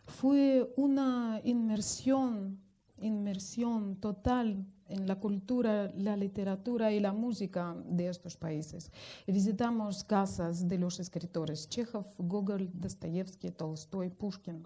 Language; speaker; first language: Spanish; non-native, fluent; Russian